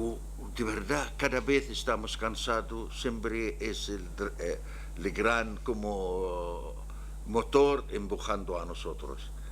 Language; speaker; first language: Spanish; non-native, learner; Arabic